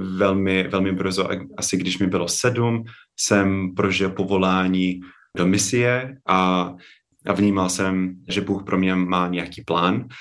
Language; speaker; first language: Czech; non-native, fluent; English